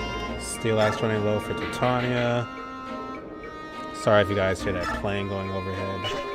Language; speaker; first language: English; native; English